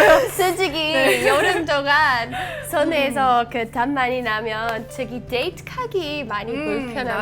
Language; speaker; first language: Korean; non-native, learner; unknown